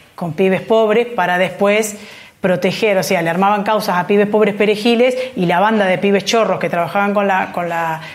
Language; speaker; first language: Spanish; native; Spanish